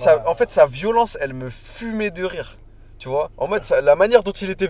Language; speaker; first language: French; native; French